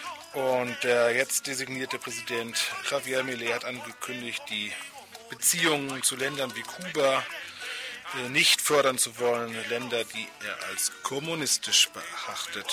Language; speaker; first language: German; native; German